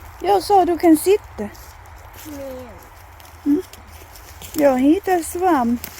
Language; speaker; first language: Swedish; non-native, learner; Thai